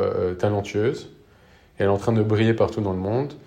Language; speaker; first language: French; non-native, local second language; Arabic